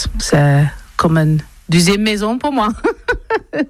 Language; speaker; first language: French; non-native, learner; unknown